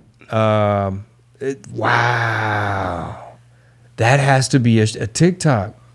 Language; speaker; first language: English; early bilingual, other home language; Spanish